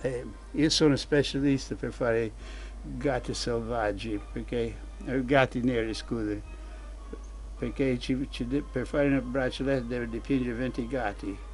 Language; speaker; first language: Italian; non-native, fluent; English